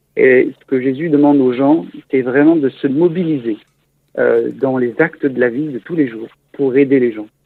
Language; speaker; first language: French; native; French